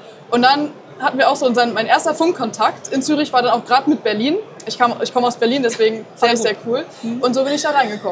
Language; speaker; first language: German; native; German